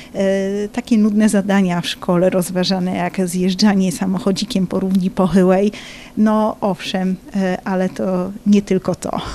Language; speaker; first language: Polish; native; Polish